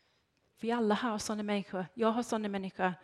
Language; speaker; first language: Swedish; non-native, fluent; English